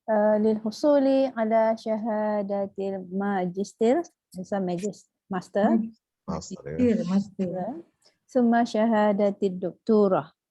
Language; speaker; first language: Arabic; non-native, learner; Malay